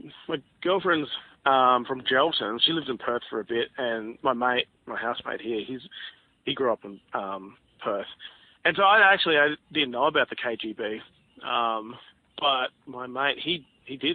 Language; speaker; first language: English; native; English